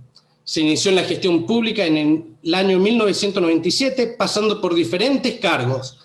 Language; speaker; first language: Spanish; native; Spanish